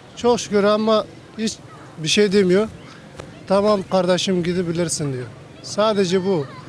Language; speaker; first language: Turkish; non-native, learner; Persian